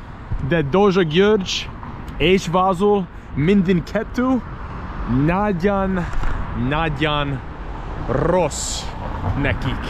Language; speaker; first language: Hungarian; non-native, learner; English